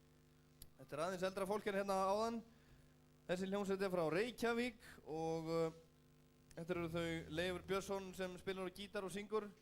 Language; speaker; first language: Icelandic; native; Icelandic